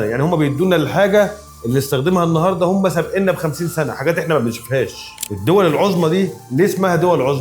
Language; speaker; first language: Arabic; native; Arabic